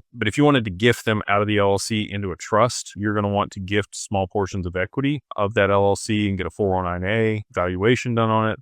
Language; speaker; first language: English; native; English